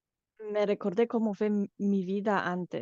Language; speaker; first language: Spanish; non-native, fluent; Romanian